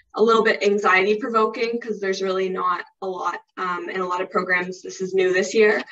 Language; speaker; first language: English; native; English